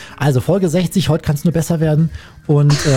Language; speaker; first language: German; native; German